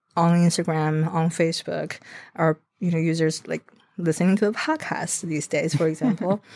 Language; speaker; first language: English; non-native, fluent; Chinese